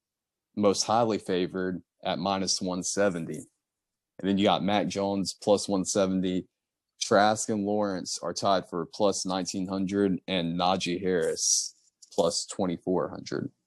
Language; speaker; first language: English; native; English